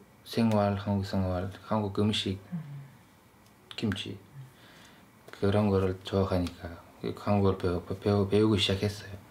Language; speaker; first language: Korean; non-native, fluent; Kyrgyz